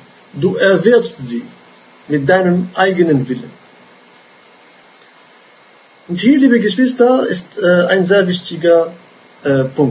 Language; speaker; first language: German; non-native, fluent; Arabic